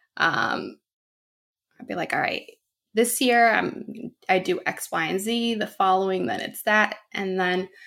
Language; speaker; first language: English; native; English